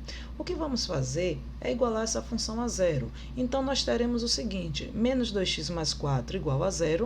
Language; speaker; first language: Portuguese; native; Portuguese